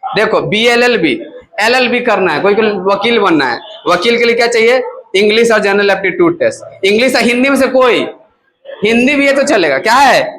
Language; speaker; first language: Hindi; native; Hindi